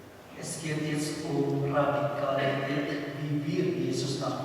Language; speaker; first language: German; non-native, learner; Indonesian